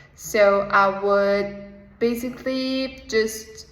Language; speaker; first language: English; non-native, fluent; Spanish